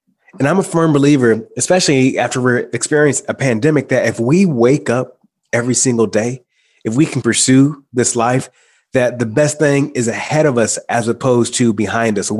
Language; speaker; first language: English; native; English